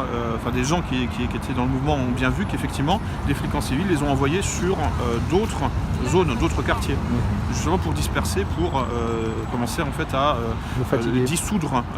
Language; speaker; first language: French; native; French